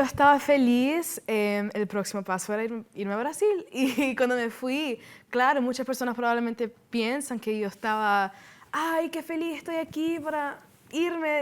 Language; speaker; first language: Spanish; early bilingual, heritage; Spanish